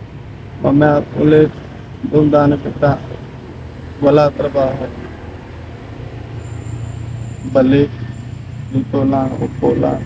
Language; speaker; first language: Filipino; non-native, learner; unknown